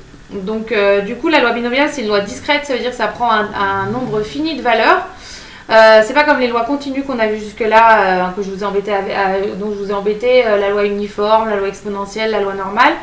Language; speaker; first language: French; native; French